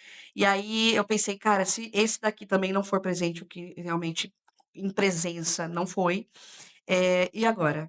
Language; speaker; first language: Portuguese; native; Portuguese